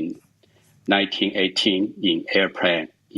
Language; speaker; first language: English; non-native, learner; Chinese